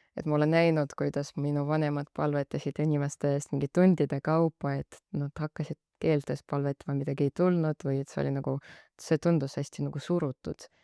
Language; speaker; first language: Estonian; non-native, local second language; Russian